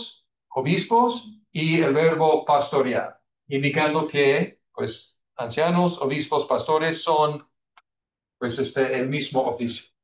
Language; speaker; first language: Spanish; non-native, fluent; English